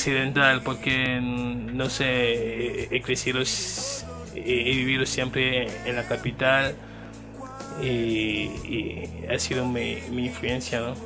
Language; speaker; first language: Spanish; non-native, fluent; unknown